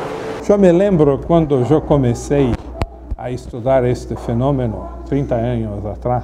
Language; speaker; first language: Spanish; non-native, learner; Portuguese